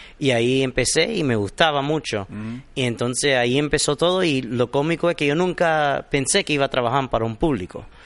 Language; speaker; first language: Spanish; early bilingual, heritage; Spanish